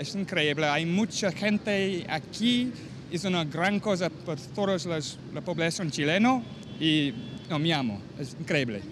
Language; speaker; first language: Spanish; non-native, learner; English